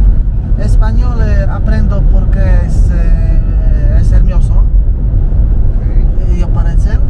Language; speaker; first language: Spanish; non-native, learner; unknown